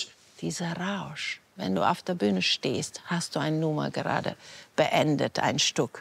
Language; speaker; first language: German; non-native, fluent; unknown